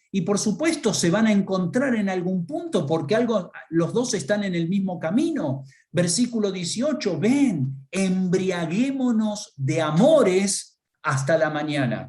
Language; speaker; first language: Spanish; native; Spanish